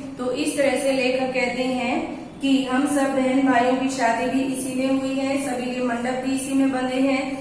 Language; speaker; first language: Hindi; non-native, local second language; Gujarati